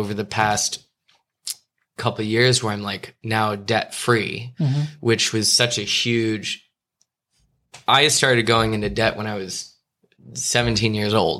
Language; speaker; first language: English; native; English